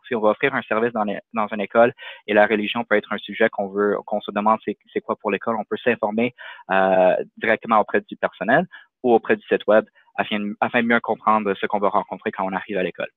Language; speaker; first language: French; native; French